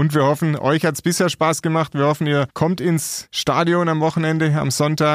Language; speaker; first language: German; native; German